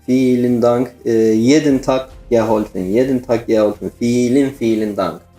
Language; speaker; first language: German; non-native, learner; Turkish